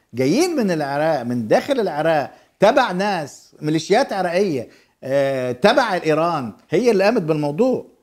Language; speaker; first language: Arabic; native; Arabic